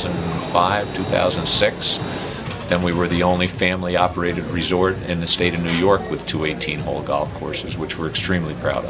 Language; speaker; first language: English; native; English